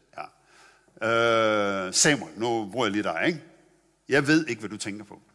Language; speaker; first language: Danish; native; Danish